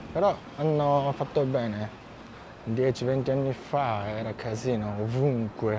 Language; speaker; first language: Italian; non-native, fluent; Japanese